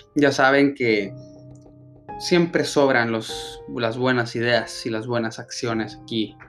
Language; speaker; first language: Spanish; early bilingual, other home language; English